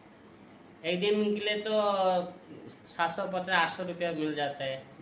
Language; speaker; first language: Hindi; non-native, local second language; Odia